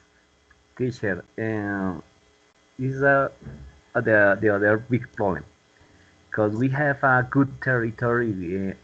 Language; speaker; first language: English; non-native, learner; Spanish